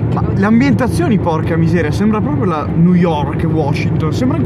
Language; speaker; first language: Italian; native; Italian